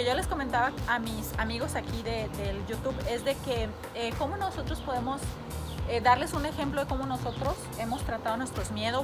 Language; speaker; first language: Spanish; native; Spanish